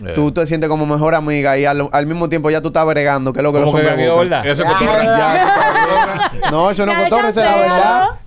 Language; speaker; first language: Spanish; native; Spanish